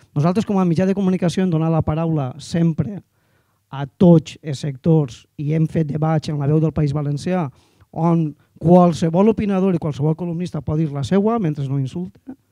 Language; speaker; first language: Catalan; native; Catalan